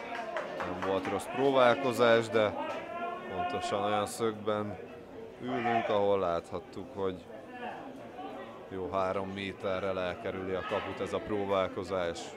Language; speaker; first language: Hungarian; native; Hungarian